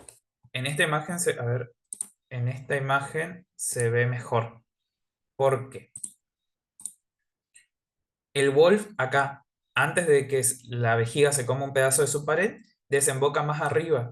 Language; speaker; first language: Spanish; native; Spanish